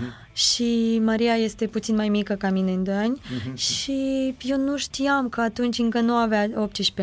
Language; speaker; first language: Romanian; non-native, fluent; Ukrainian